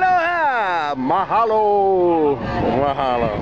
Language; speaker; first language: Japanese; non-native, fluent; English